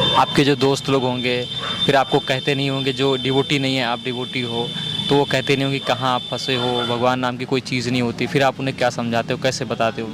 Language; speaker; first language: Hindi; native; Hindi